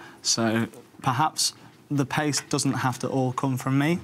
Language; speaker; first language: English; native; English